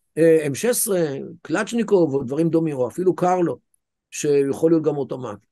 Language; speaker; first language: Hebrew; native; Hebrew